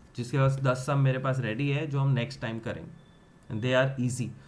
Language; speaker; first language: Hindi; non-native, local second language; Gujarati